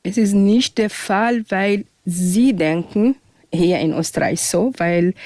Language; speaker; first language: German; non-native, fluent; Arabic